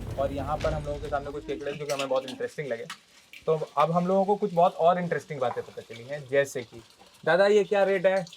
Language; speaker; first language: Hindi; native; Hindi